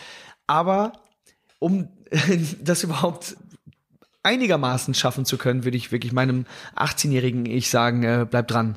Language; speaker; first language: German; native; German